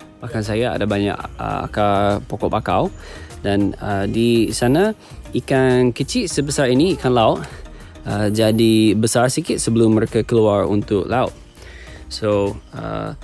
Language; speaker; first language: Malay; non-native, fluent; English